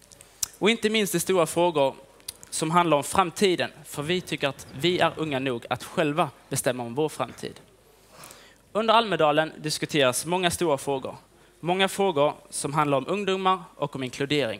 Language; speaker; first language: Swedish; native; Swedish